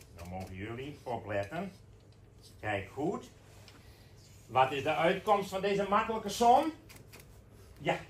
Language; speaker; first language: Dutch; non-native, local second language; Western Frisian